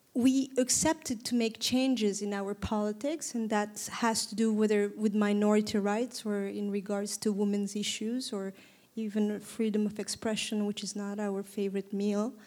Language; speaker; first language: English; non-native, fluent; Turkish